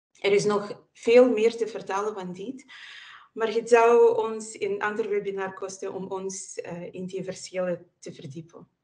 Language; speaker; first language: Dutch; non-native, fluent; Ukrainian